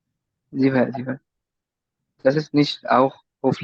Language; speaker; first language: German; non-native, learner; Bangla